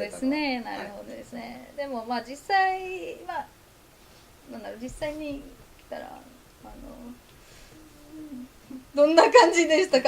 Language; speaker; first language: Japanese; non-native, fluent; Polish